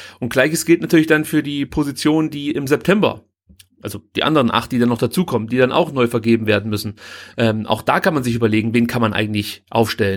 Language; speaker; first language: German; native; German